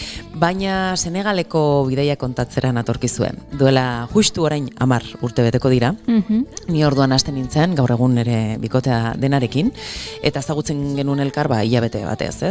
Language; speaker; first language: Basque; native; Basque